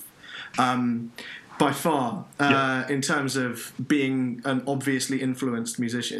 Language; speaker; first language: English; native; English